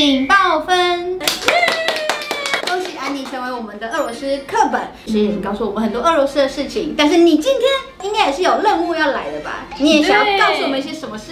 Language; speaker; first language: Chinese; native; Chinese